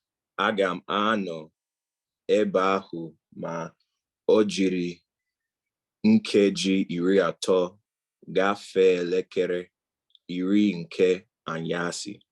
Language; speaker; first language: Igbo; non-native, learner; English